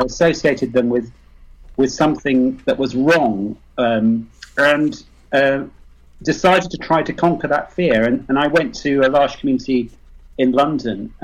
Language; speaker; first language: English; native; English